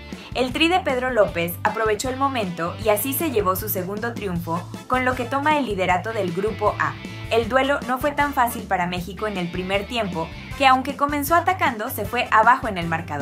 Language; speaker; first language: Spanish; native; Spanish